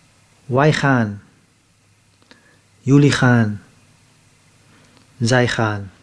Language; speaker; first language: Dutch; non-native, fluent; Indonesian